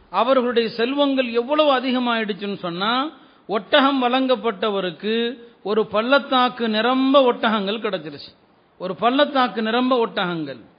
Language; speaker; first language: Tamil; native; Tamil